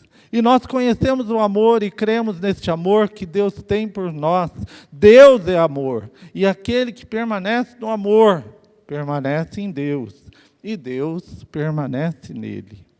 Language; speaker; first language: Portuguese; native; Portuguese